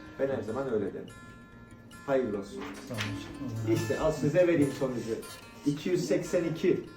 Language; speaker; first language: Turkish; native; Turkish